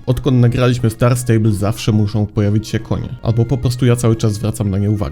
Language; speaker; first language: Polish; native; Polish